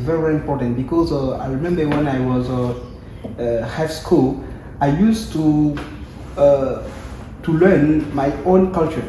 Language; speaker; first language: English; non-native, learner; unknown